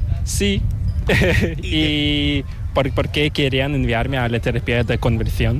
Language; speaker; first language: Spanish; non-native, fluent; Korean